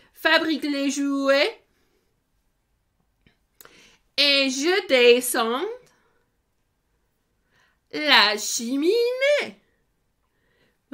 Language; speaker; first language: French; non-native, fluent; English